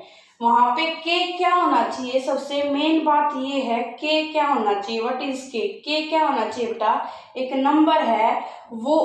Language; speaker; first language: Hindi; native; Hindi